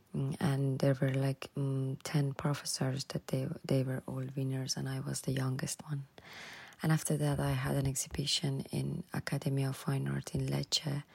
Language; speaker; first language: English; non-native, fluent; Persian